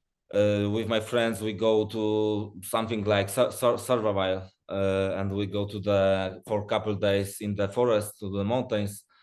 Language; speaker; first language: English; non-native, learner; Polish